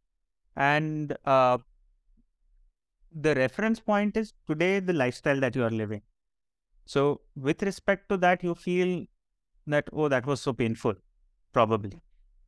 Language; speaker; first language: English; non-native, local second language; Marathi